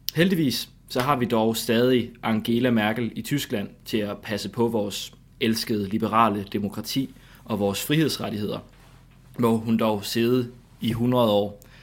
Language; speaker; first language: Danish; native; Danish